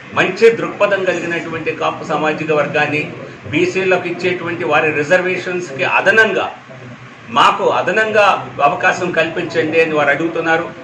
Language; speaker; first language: Telugu; native; Telugu